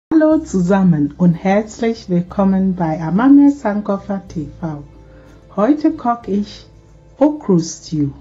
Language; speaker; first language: German; non-native, fluent; Akan